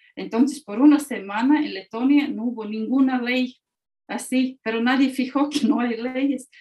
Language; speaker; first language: Spanish; non-native, fluent; Latvian